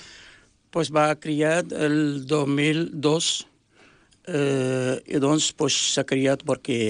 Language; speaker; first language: Catalan; non-native, learner; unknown